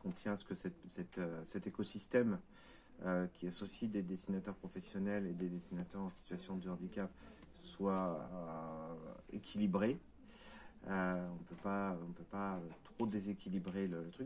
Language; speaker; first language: French; native; French